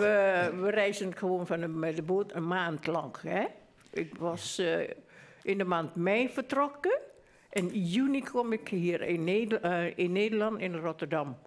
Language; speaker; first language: Dutch; early bilingual, other home language; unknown